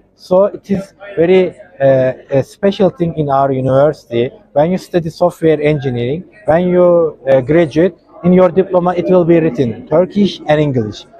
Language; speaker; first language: English; non-native, fluent; Turkish